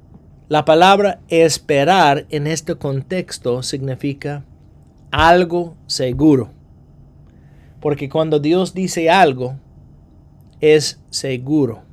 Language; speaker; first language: Spanish; non-native, fluent; English